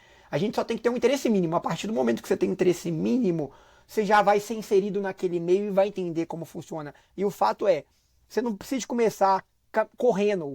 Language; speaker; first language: Portuguese; native; Portuguese